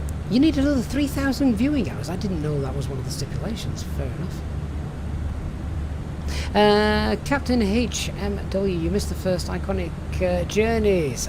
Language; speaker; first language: English; native; English